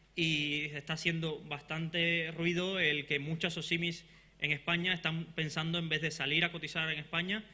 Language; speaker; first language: Spanish; native; Spanish